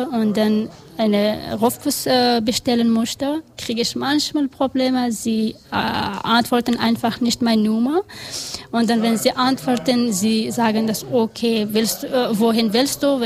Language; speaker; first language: German; non-native, learner; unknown